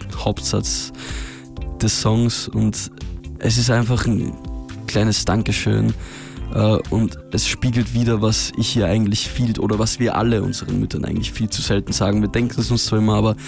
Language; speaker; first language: German; native; German